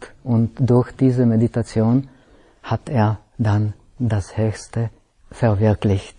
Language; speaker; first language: German; non-native, fluent; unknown